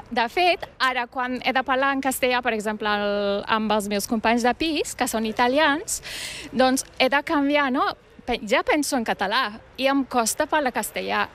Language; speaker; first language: Catalan; non-native, fluent; Turkish